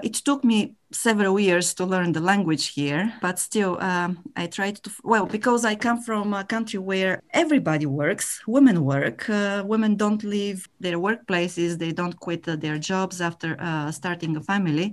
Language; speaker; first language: English; non-native, fluent; Bulgarian